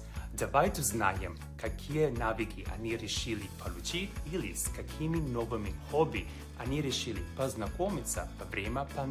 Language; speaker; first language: Russian; non-native, fluent; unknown